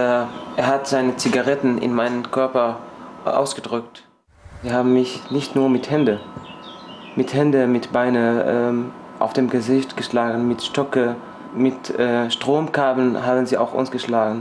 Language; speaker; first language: German; non-native, fluent; Arabic